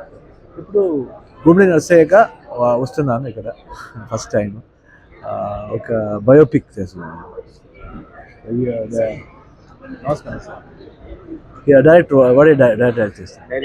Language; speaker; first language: Telugu; non-native, learner; Kannada